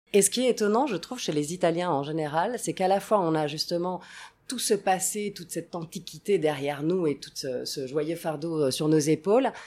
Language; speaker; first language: French; non-native, fluent; Italian